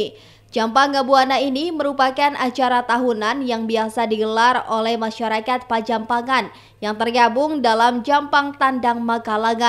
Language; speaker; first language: Indonesian; native; Indonesian